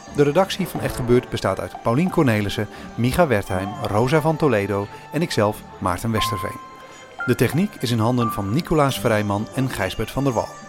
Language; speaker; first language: Dutch; native; Dutch